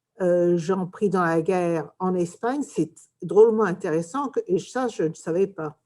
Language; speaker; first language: French; early bilingual, heritage; English